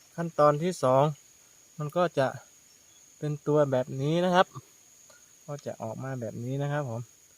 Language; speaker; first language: Thai; native; Thai